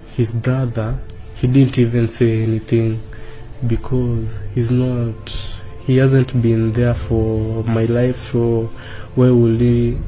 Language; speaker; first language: English; non-native, local second language; Kikuyu